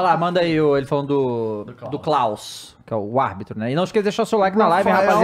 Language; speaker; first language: Portuguese; native; Portuguese